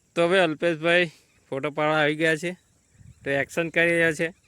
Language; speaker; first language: Gujarati; native; Gujarati